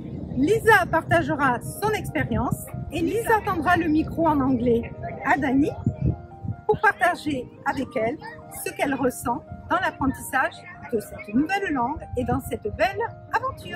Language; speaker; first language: French; native; French